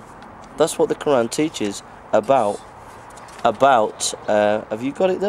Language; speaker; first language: English; native; English